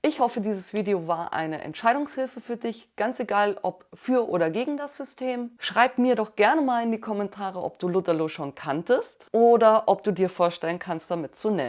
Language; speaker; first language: German; native; German